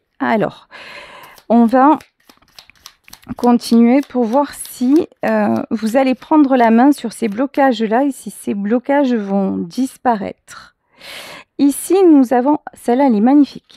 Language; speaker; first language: French; native; French